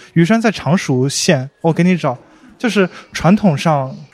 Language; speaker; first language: Chinese; native; Chinese